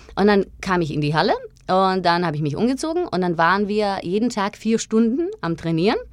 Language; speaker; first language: German; non-native, fluent; Slovak